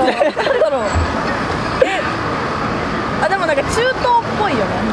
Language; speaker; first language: Japanese; native; Japanese